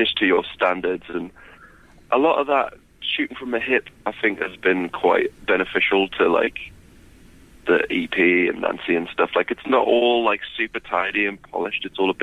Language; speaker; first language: English; native; English